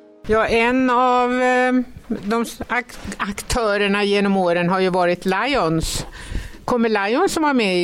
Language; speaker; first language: Swedish; native; Swedish